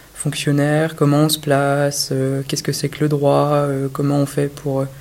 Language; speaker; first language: French; native; French